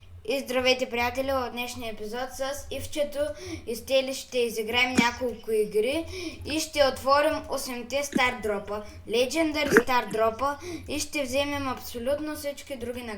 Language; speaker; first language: Bulgarian; native; Bulgarian